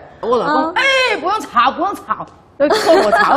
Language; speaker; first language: Chinese; non-native, local second language; Cantonese